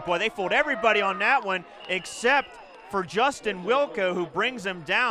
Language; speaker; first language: English; native; English